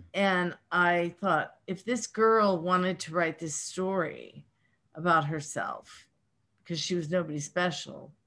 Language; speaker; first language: English; native; English